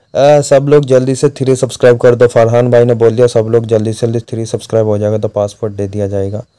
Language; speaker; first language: Hindi; non-native, local second language; Bangla